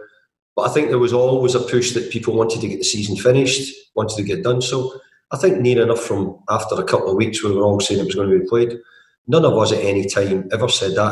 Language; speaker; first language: English; native; English